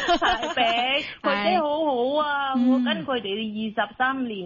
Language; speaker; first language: Cantonese; non-native, learner; Indonesian